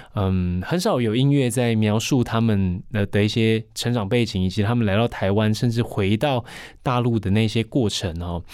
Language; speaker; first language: Chinese; non-native, local second language; Min Nan Chinese